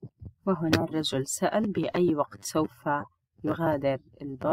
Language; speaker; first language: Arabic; native; Arabic